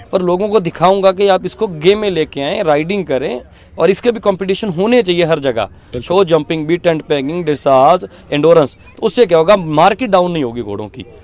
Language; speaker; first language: Hindi; native; Hindi